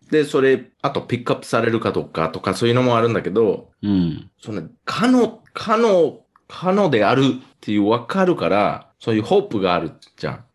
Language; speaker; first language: Japanese; non-native, fluent; English